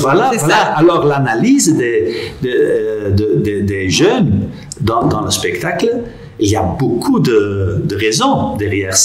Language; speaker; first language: French; non-native, local second language; Dutch